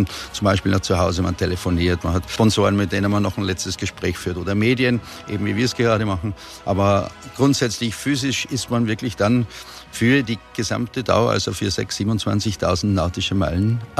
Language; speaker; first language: German; native; German